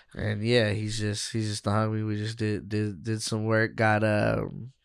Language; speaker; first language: English; native; English